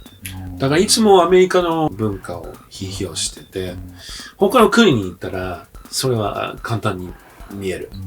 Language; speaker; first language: Japanese; early bilingual, heritage; English